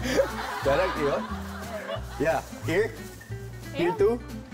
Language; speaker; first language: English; non-native, local second language; Filipino